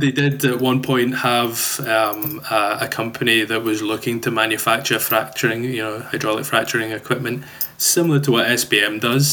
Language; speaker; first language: English; native; English